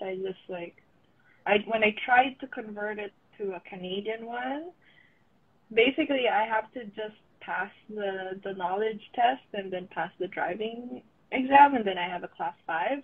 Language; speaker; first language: English; non-native, local second language; Filipino